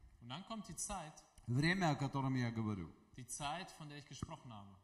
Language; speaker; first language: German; non-native, fluent; Russian